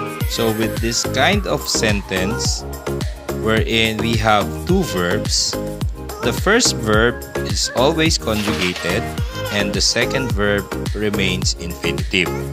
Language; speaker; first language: English; non-native, local second language; Filipino